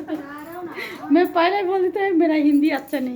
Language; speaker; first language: Hindi; non-native, local second language; Bangla